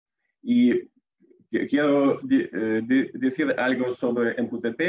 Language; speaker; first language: Spanish; non-native, fluent; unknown